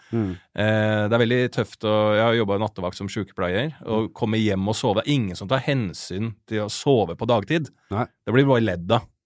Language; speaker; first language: Norwegian; native; Norwegian